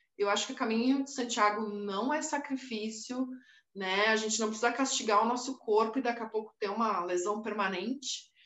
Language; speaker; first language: Portuguese; native; Portuguese